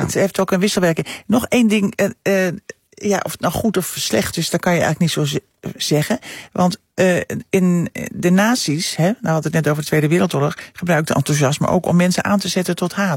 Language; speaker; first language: Dutch; native; Dutch